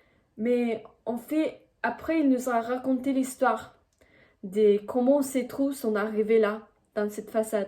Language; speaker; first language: French; non-native, fluent; Spanish